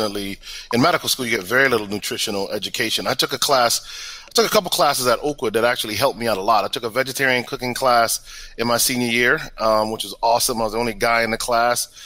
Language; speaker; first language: English; native; English